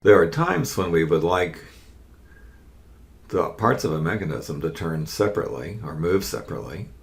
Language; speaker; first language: English; native; English